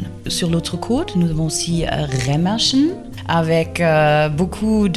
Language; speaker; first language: French; non-native, fluent; German